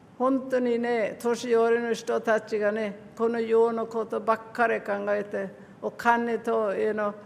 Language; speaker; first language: Japanese; non-native, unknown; Swedish